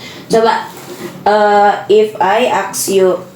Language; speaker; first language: English; non-native, learner; Indonesian